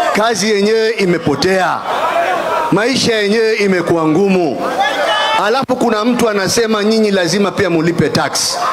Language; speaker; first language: Swahili; native; Swahili